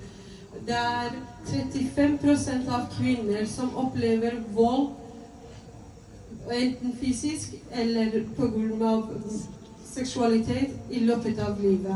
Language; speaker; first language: Swedish; non-native, fluent; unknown